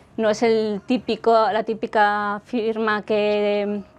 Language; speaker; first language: Spanish; native; Spanish